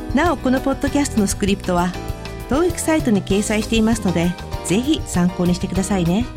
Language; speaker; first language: Japanese; native; Japanese